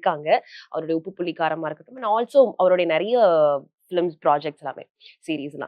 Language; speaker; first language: Tamil; native; Tamil